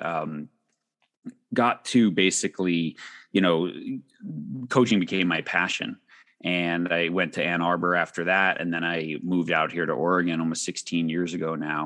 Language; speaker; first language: English; native; English